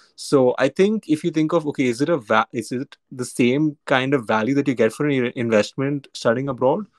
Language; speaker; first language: English; non-native, local second language; Hindi